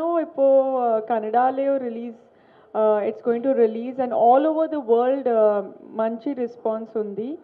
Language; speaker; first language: Telugu; non-native, learner; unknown